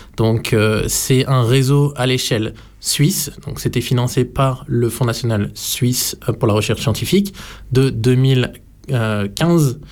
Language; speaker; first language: French; native; French